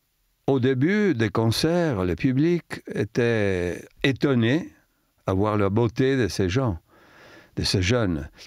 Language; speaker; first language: French; non-native, fluent; Italian